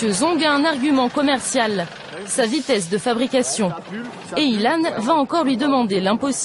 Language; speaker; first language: French; native; French